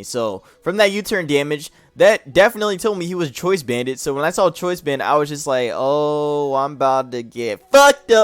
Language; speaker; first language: English; native; English